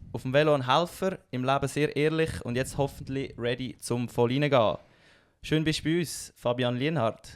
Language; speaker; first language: German; native; German